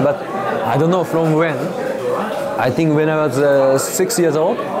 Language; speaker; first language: English; non-native, learner; Japanese